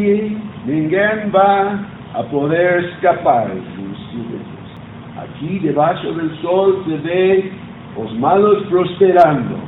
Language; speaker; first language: Spanish; non-native, learner; Portuguese